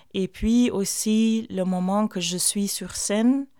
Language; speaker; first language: French; non-native, fluent; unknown